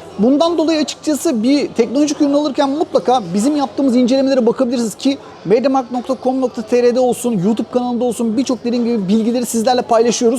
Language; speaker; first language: Turkish; native; Turkish